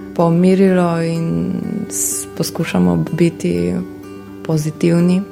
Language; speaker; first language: Slovenian; non-native, fluent; Polish